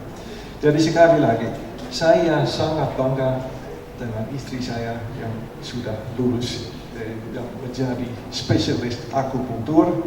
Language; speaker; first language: Indonesian; non-native, fluent; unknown